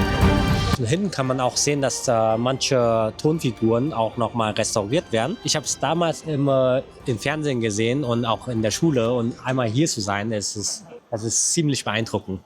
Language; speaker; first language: German; native; German